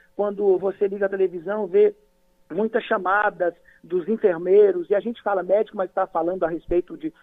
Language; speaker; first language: Portuguese; native; Portuguese